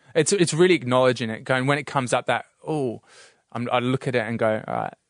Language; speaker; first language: English; native; English